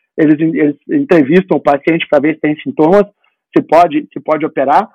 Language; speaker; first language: Portuguese; native; Portuguese